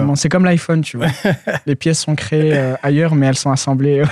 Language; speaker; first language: French; early bilingual, other home language; Arabic